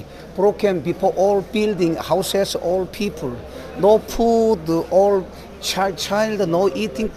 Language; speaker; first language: English; non-native, learner; Korean